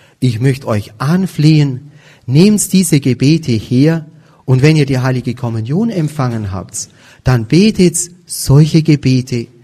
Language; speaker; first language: German; native; German